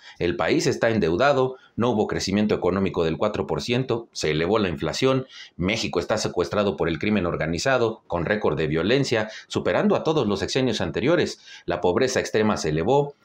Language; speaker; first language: Spanish; native; Spanish